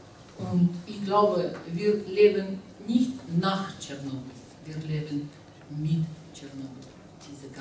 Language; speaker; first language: German; non-native, learner; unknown